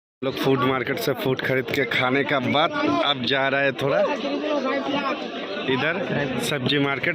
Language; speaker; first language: Hindi; non-native, local second language; Bangla